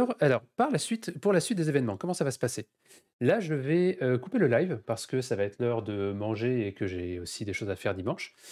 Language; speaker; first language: French; native; French